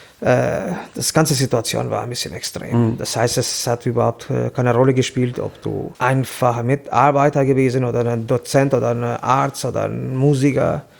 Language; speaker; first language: German; non-native, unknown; Albanian